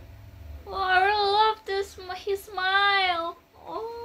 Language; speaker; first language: English; non-native, learner; Indonesian